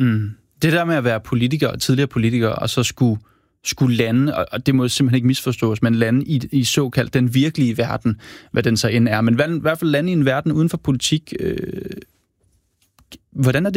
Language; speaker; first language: Danish; native; Danish